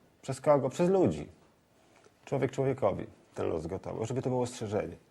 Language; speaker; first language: Polish; native; Polish